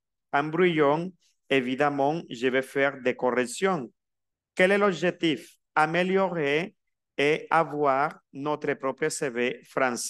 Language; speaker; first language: French; non-native, fluent; Spanish